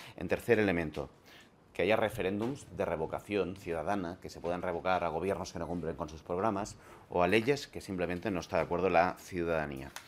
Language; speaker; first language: Spanish; non-native, local second language; Catalan